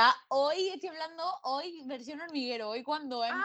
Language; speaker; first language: Spanish; native; Spanish